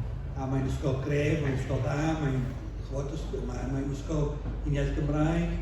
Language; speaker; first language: Welsh; native; Welsh